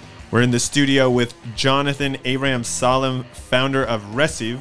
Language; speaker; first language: English; native; English